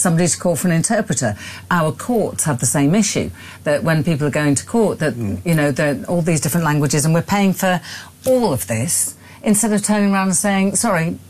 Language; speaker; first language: English; native; English